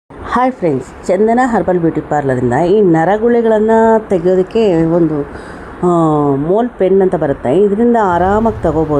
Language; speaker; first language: Kannada; native; Kannada